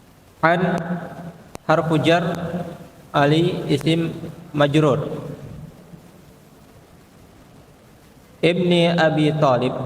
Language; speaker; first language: Arabic; non-native, fluent; Indonesian